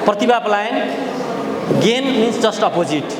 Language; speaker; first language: English; non-native, local second language; Nepali